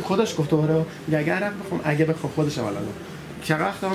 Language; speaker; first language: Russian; non-native, learner; Persian